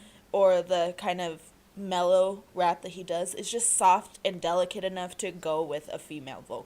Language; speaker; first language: English; native; English